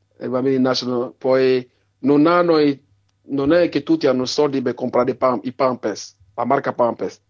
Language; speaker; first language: Italian; non-native, learner; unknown